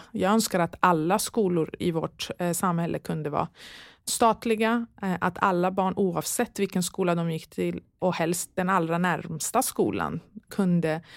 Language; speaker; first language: Swedish; early bilingual, other home language; Persian